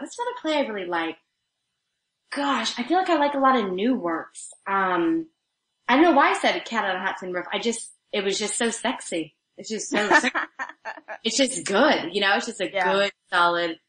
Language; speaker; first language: English; native; English